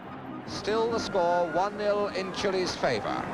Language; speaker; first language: English; native; English